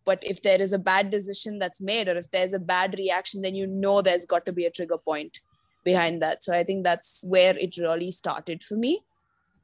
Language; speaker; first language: English; non-native, local second language; Malayalam